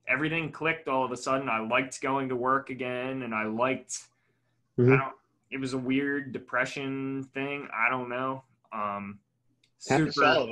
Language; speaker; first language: English; native; English